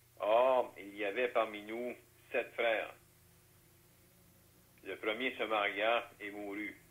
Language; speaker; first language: French; native; French